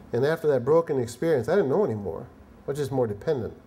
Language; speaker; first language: English; native; English